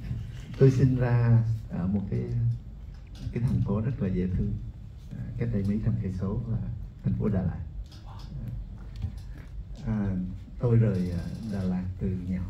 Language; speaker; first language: Vietnamese; early bilingual, heritage; Vietnamese